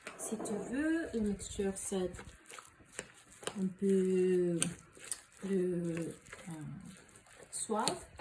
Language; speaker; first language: French; non-native, learner; Spanish